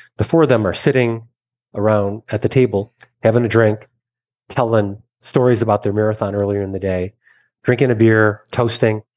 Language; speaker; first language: English; native; English